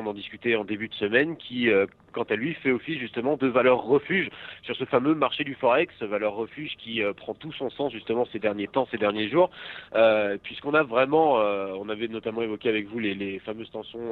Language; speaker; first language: French; native; French